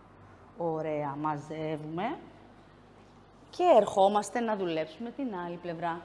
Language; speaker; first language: Greek; native; Greek